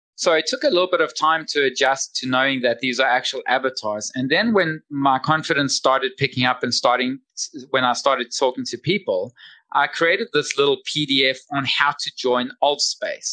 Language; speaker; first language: English; native; English